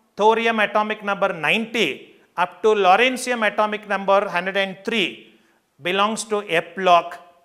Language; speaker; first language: English; non-native, local second language; Kannada